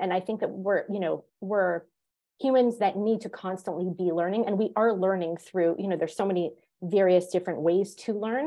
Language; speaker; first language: English; native; English